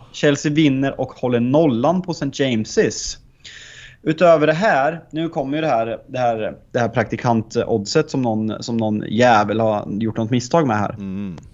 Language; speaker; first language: Swedish; native; Swedish